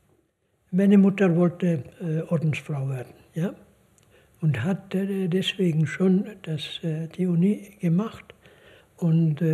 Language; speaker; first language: German; non-native, fluent; Hungarian